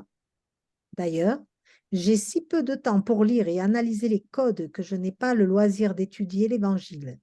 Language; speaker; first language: French; native; French